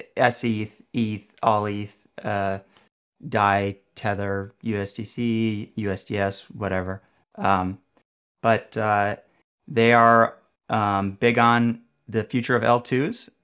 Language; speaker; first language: English; native; English